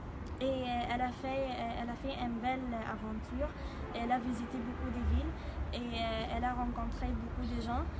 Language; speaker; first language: French; non-native, fluent; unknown